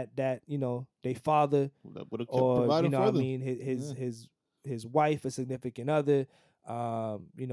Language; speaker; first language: English; native; English